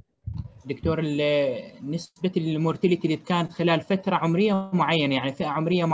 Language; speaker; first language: Arabic; native; Arabic